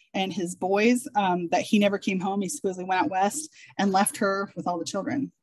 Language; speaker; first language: English; native; English